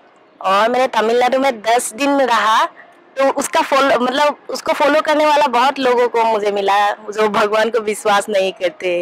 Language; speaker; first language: Hindi; non-native, local second language; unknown